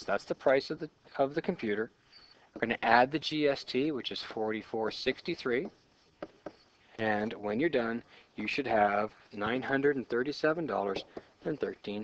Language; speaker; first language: English; native; English